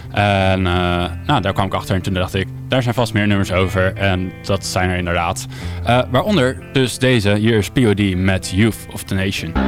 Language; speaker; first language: Dutch; native; Dutch